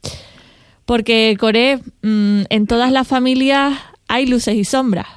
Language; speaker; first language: Spanish; native; Spanish